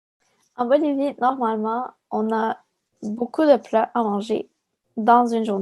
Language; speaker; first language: French; early bilingual, other home language; Spanish